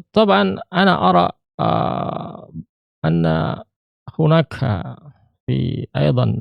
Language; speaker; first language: Arabic; non-native, fluent; Indonesian